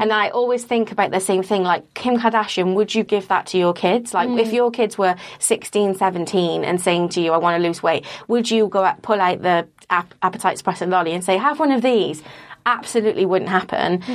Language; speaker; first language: English; native; English